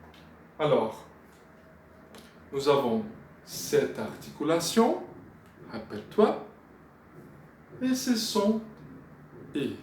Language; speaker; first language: French; non-native, fluent; Portuguese